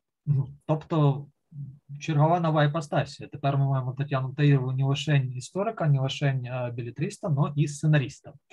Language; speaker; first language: Ukrainian; native; Ukrainian